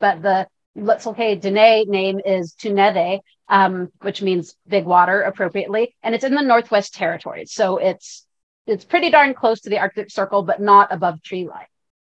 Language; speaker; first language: English; native; English